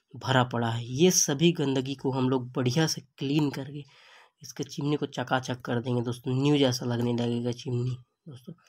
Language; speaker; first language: Hindi; native; Hindi